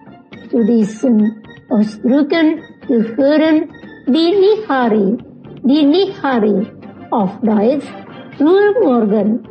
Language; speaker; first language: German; non-native, fluent; Indonesian